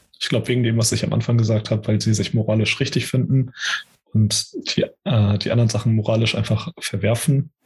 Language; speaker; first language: German; early bilingual, other home language; Portuguese